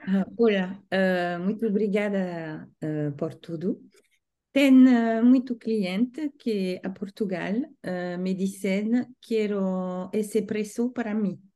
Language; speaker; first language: Portuguese; non-native, learner; Spanish